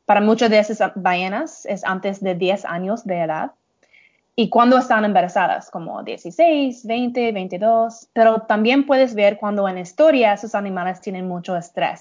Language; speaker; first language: Spanish; non-native, learner; English